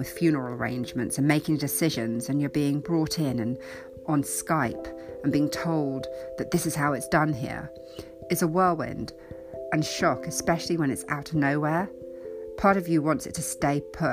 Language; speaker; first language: English; native; English